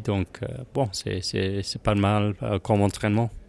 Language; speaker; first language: French; non-native, learner; English